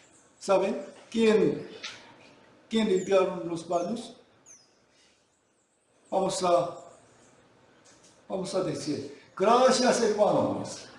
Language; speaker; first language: Spanish; non-native, fluent; Korean